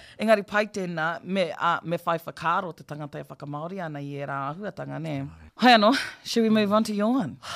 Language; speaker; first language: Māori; non-native, local second language; English